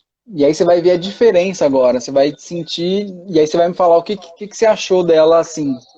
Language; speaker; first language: Portuguese; native; Portuguese